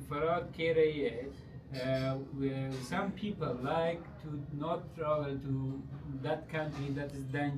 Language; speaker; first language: English; non-native, learner; Persian